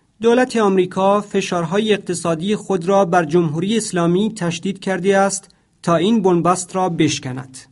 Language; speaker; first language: Persian; non-native, local second language; Central Kurdish